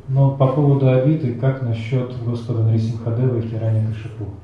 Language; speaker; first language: Russian; native; Russian